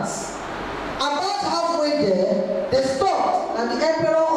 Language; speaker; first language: English; non-native, local second language; Yoruba